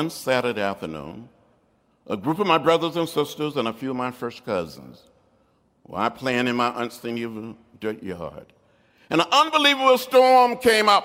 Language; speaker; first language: English; native; English